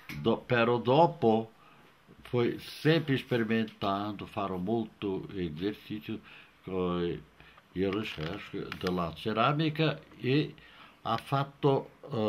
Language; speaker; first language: Italian; non-native, fluent; Portuguese